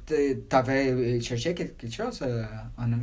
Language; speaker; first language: French; non-native, learner; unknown